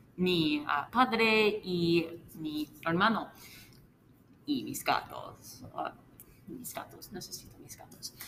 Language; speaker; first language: Spanish; non-native, learner; English